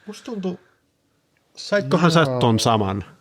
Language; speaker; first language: Finnish; native; Finnish